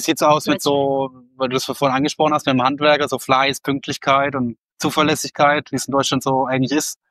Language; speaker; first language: German; native; German